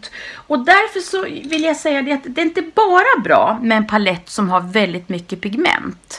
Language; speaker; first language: Swedish; native; Swedish